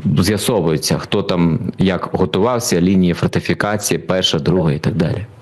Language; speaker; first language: Ukrainian; native; Ukrainian